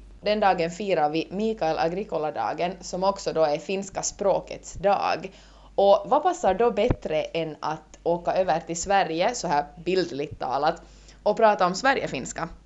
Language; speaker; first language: Swedish; native; Swedish